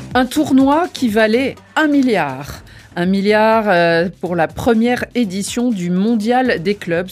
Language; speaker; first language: French; native; French